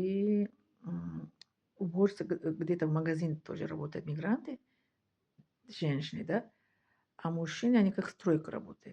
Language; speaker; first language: Russian; non-native, fluent; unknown